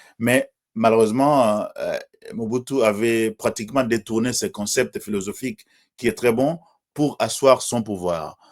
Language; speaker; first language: French; non-native, local second language; Swahili